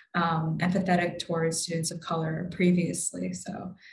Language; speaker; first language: English; native; English